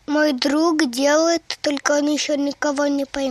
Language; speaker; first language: Russian; early bilingual, heritage; Russian